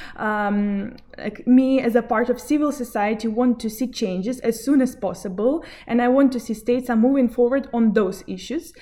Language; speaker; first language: English; non-native, fluent; Belarusian